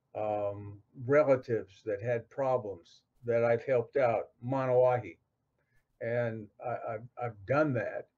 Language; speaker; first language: English; native; English